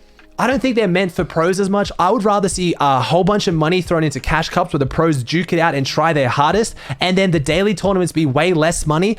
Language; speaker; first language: English; native; English